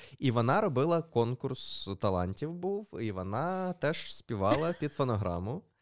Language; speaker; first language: Ukrainian; native; Ukrainian